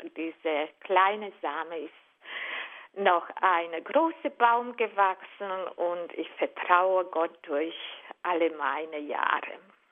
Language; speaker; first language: German; non-native, fluent; Hungarian